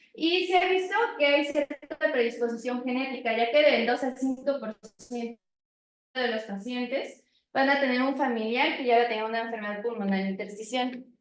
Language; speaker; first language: Spanish; native; Spanish